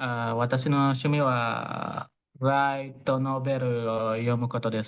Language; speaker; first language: Japanese; non-native, learner; Indonesian